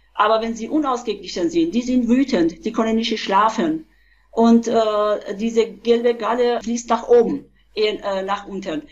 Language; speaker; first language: German; non-native, fluent; Persian